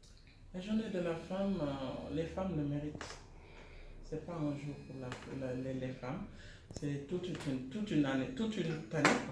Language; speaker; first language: French; non-native, local second language; Wolof